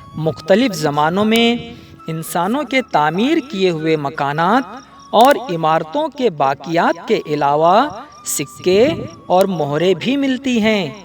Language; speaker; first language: Urdu; native; Urdu